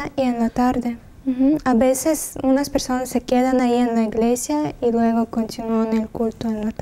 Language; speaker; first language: Spanish; non-native, learner; Russian